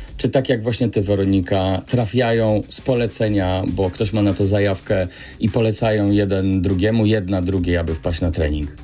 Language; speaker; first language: Polish; native; Polish